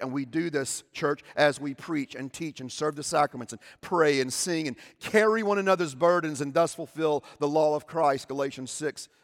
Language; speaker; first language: English; native; English